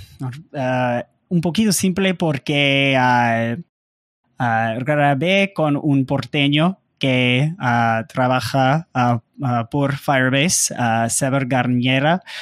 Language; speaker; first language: Spanish; non-native, learner; English